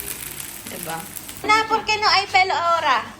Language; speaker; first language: Spanish; non-native, learner; Filipino